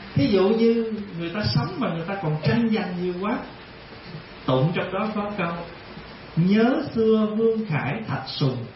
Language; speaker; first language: Vietnamese; early bilingual, heritage; Vietnamese